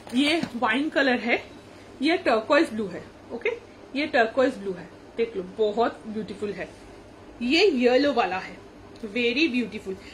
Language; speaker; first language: Hindi; non-native, local second language; Bangla